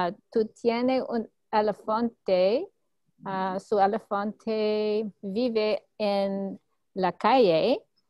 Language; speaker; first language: Spanish; non-native, learner; English